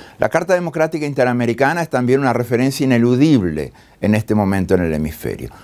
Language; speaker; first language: Spanish; native; Spanish